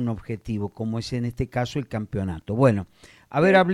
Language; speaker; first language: Spanish; native; Spanish